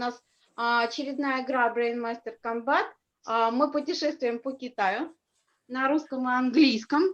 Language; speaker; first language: Russian; native; Russian